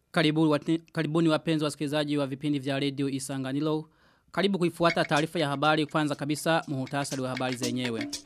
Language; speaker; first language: Swahili; non-native, local second language; Rundi